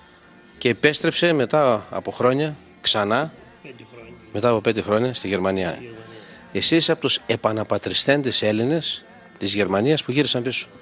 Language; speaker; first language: Greek; native; Greek